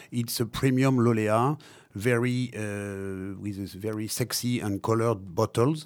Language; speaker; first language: English; non-native, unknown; French